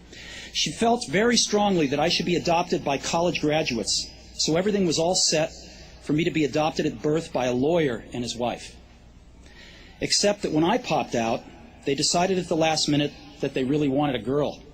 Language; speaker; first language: English; native; English